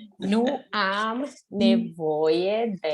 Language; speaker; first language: Romanian; non-native, learner; Spanish